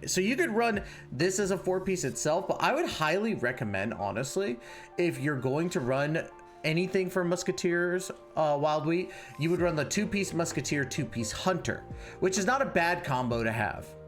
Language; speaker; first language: English; native; English